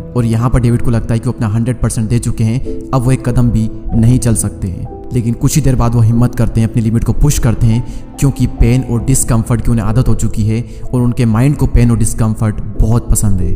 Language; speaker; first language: Hindi; native; Hindi